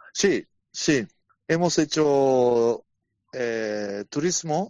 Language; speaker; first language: Spanish; non-native, learner; Japanese